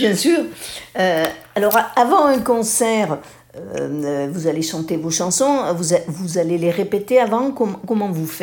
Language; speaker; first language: French; native; French